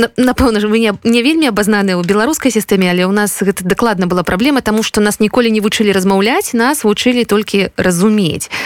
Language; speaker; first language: Belarusian; native; Belarusian